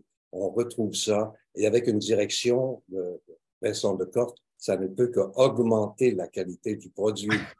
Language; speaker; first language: French; native; French